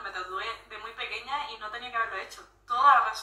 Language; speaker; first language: Spanish; native; Spanish